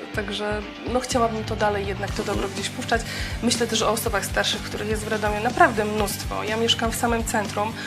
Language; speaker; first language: Polish; native; Polish